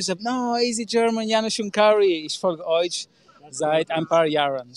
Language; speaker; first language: German; non-native, learner; Romanian